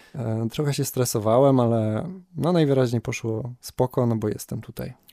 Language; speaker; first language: Polish; native; Polish